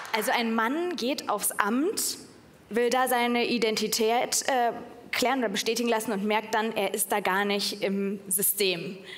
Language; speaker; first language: German; native; German